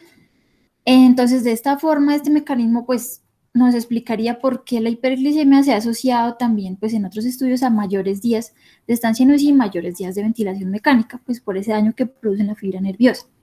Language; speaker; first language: Spanish; native; Spanish